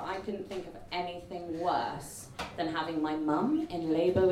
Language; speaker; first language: English; native; English